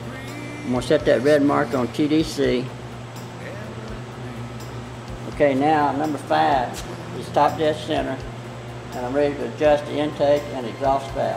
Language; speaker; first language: English; native; English